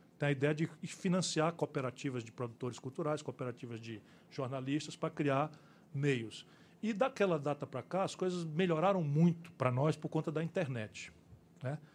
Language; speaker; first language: Portuguese; native; Portuguese